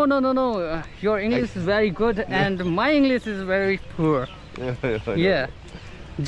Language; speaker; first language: English; non-native, learner; Hindi